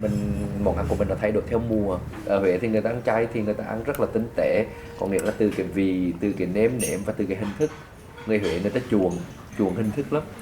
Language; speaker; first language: Vietnamese; native; Vietnamese